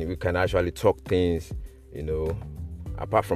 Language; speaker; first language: English; non-native, local second language; Yoruba